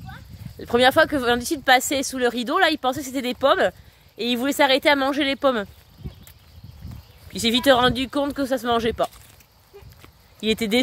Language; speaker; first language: French; native; French